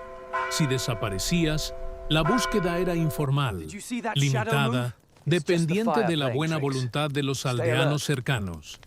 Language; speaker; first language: Spanish; native; Spanish